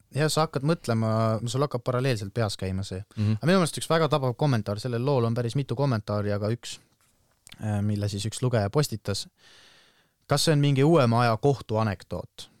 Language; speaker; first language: Estonian; native; Estonian